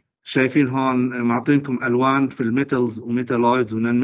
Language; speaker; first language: Arabic; native; Arabic